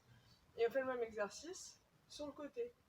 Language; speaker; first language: French; native; French